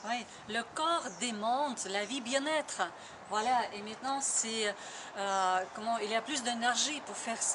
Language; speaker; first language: French; non-native, learner; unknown